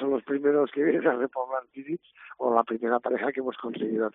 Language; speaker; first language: Spanish; native; Spanish